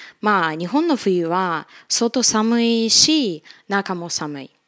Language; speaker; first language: Japanese; non-native, fluent; Russian